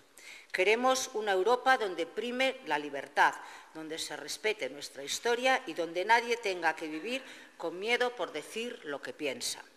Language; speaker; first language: Spanish; native; Spanish